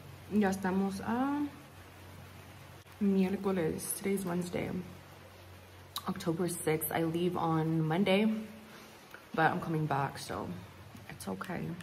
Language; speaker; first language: English; early bilingual, other home language; Spanish